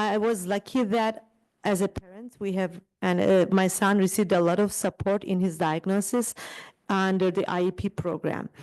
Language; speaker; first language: English; non-native, fluent; Turkish